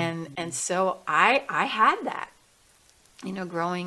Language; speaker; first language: English; native; English